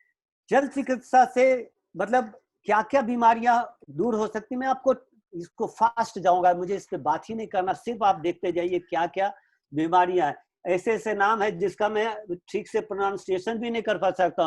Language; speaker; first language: Hindi; native; Hindi